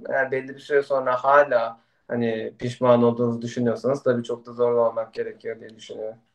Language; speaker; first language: Turkish; native; Turkish